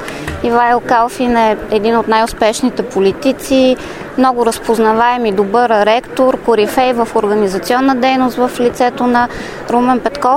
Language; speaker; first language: Bulgarian; native; Bulgarian